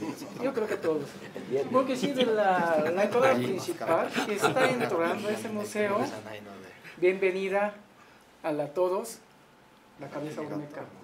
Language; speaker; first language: Spanish; non-native, learner; Japanese